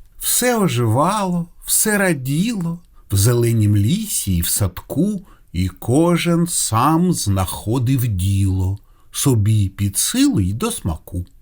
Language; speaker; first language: Ukrainian; non-native, local second language; Russian